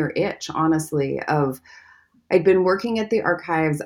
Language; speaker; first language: English; native; English